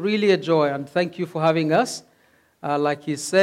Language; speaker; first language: English; non-native, local second language; Hausa